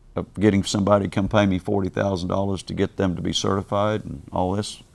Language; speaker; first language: English; native; English